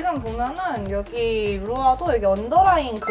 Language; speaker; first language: Korean; native; Korean